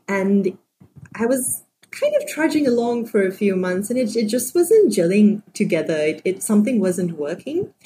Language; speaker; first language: English; non-native, local second language; Sinhala